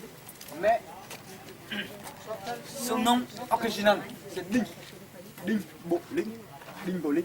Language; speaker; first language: French; non-native, fluent; Vietnamese